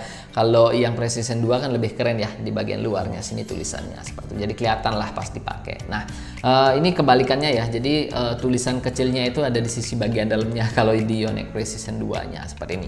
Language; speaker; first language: Indonesian; native; Indonesian